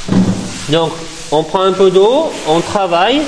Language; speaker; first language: French; native; French